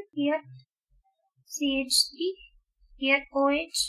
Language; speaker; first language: English; non-native, local second language; Marathi